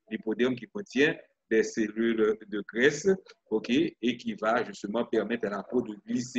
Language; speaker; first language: French; non-native, local second language; Haitian Creole